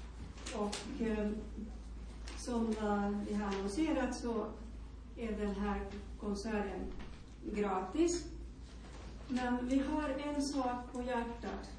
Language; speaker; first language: Swedish; non-native, local second language; Finnish